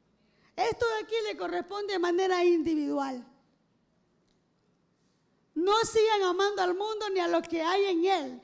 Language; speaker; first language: Spanish; native; Spanish